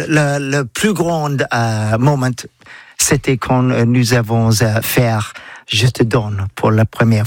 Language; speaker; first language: French; non-native, learner; English